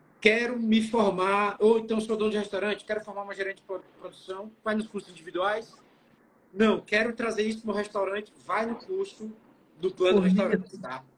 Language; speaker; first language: Portuguese; native; Portuguese